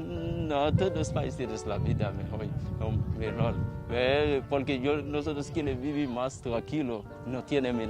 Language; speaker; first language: Spanish; non-native, learner; Haitian Creole